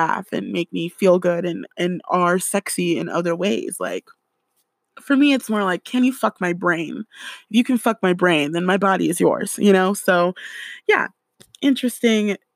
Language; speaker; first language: English; native; English